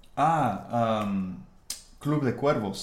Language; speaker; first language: Spanish; non-native, fluent; English